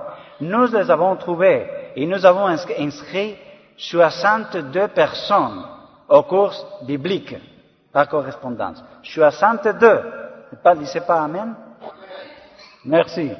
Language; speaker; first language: French; non-native, learner; Spanish